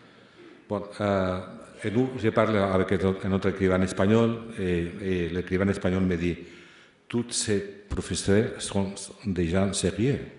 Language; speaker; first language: French; non-native, fluent; Spanish